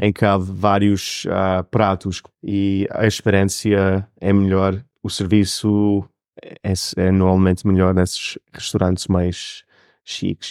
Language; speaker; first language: Portuguese; non-native, fluent; English